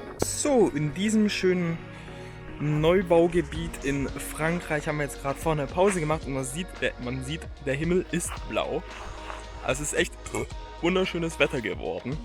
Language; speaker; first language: German; native; German